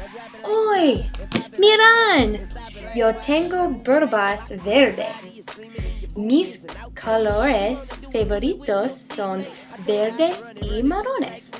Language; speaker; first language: Spanish; non-native, learner; English